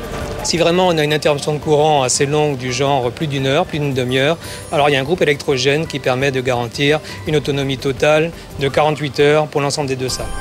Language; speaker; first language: French; native; French